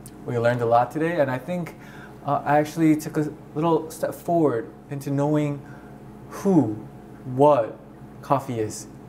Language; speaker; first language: English; early bilingual, other home language; Korean